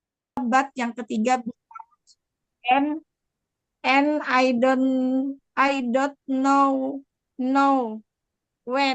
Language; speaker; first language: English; non-native, learner; Indonesian